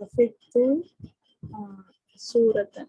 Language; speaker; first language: Arabic; non-native, learner; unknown